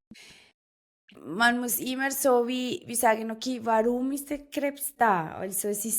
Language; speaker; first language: German; non-native, fluent; Spanish